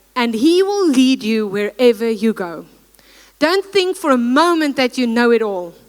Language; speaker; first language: English; non-native, local second language; Afrikaans